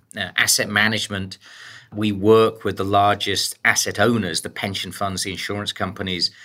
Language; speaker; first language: English; native; English